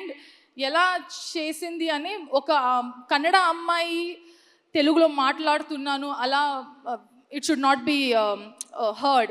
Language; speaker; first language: Telugu; non-native, learner; Kannada